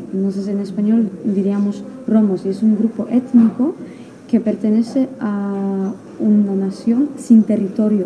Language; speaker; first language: Spanish; non-native, fluent; Polish